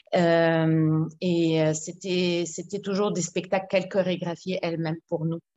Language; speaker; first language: French; non-native, local second language; Arabic